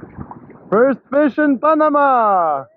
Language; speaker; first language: English; non-native, learner; French